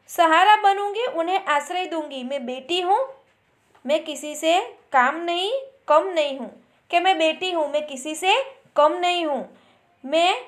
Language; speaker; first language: Hindi; non-native, local second language; Gujarati